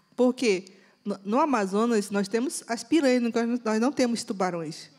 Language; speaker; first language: Portuguese; native; Portuguese